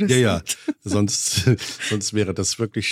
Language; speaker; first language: German; native; German